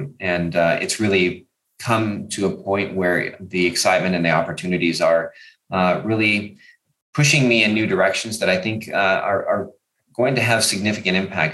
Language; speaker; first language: English; native; English